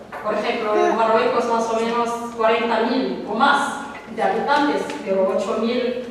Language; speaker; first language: Spanish; non-native, learner; Arabic